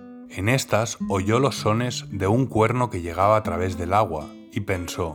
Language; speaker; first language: Spanish; native; Spanish